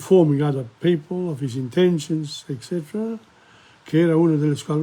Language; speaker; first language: Spanish; non-native, learner; English